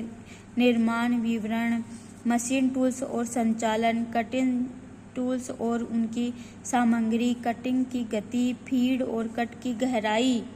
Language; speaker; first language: Hindi; native; Hindi